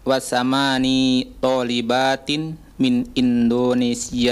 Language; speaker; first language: Arabic; non-native, learner; Indonesian